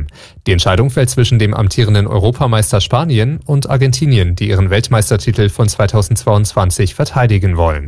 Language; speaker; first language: German; native; German